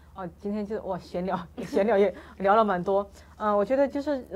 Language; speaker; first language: Chinese; native; Chinese